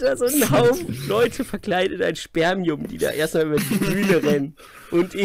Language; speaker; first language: German; native; German